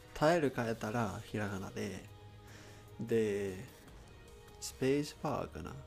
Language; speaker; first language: Japanese; non-native, learner; Spanish